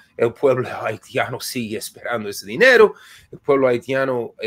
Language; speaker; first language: Spanish; non-native, fluent; English